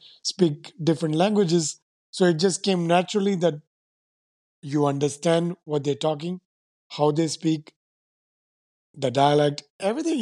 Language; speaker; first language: English; non-native, local second language; Sindhi